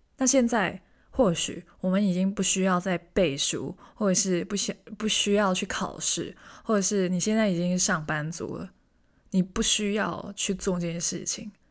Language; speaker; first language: Chinese; non-native, local second language; Cantonese